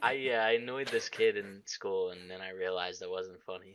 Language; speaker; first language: English; native; English